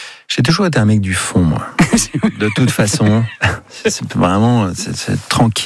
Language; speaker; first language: French; native; French